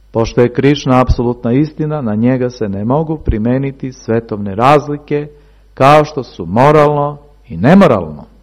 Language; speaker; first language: Serbian; early bilingual, heritage; Serbian